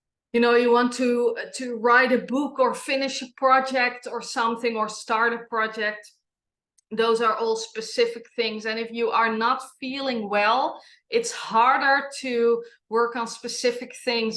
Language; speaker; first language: English; non-native, fluent; Dutch